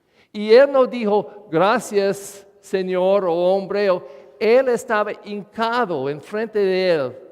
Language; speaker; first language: Spanish; non-native, learner; English